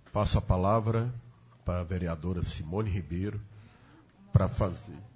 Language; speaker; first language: Portuguese; native; Portuguese